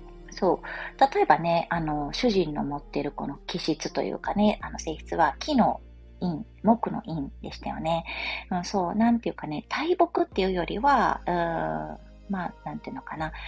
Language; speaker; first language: Japanese; native; Japanese